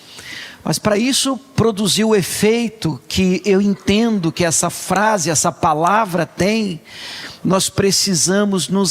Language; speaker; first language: Portuguese; native; Portuguese